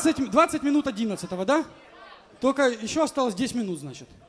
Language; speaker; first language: Russian; native; Russian